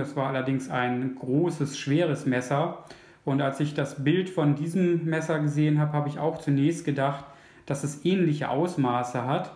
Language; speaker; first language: German; native; German